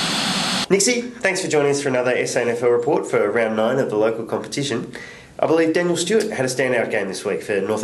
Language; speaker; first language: English; native; English